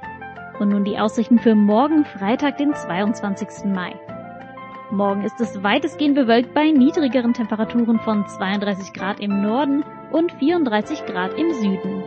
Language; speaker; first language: German; native; German